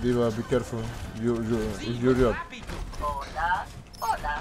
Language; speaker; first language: English; non-native, learner; Spanish